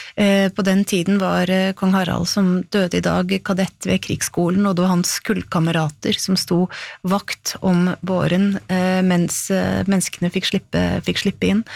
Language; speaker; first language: Norwegian; native; Norwegian